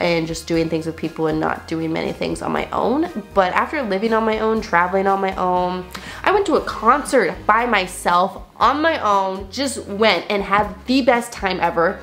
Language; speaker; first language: English; native; English